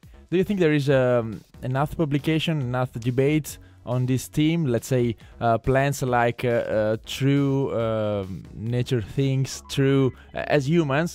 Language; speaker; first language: English; non-native, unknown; Italian